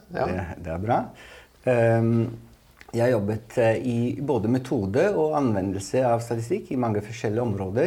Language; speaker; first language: Norwegian; non-native, fluent; Italian